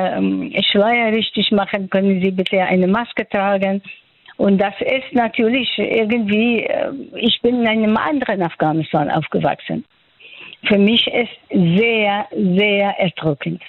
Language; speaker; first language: German; non-native, fluent; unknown